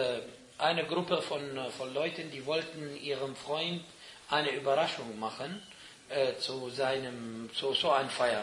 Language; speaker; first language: German; non-native, fluent; Arabic